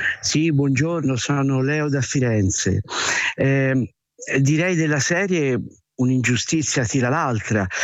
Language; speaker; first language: Italian; native; Italian